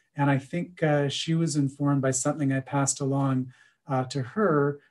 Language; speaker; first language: English; native; English